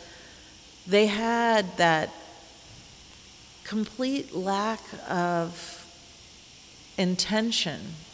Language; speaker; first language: English; native; English